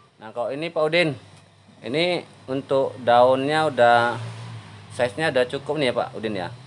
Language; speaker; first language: Indonesian; native; Indonesian